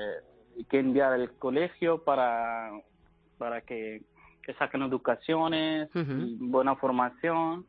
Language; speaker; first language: Spanish; non-native, learner; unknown